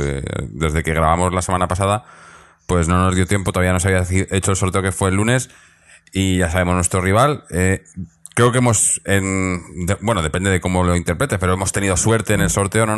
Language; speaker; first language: Spanish; native; Spanish